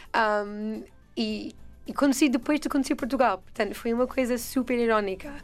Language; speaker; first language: Portuguese; non-native, fluent; English